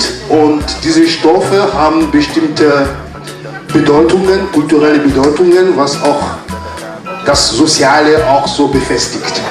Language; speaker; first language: German; non-native, fluent; French